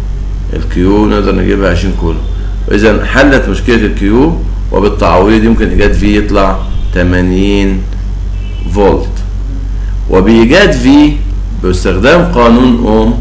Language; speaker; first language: Arabic; native; Arabic